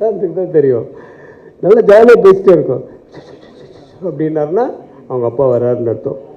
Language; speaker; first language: Tamil; native; Tamil